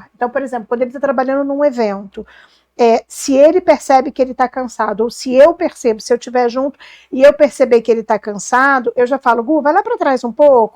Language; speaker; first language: Portuguese; native; Portuguese